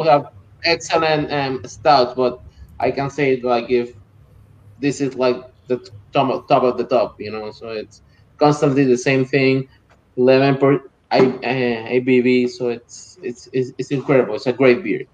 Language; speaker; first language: English; non-native, local second language; Spanish